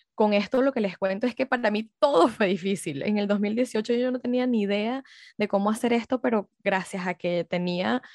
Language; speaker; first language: Spanish; early bilingual, heritage; Spanish